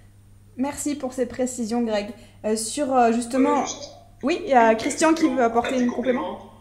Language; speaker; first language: French; native; French